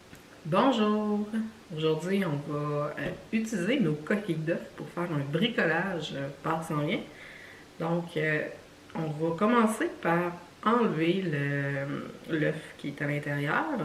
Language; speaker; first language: French; native; French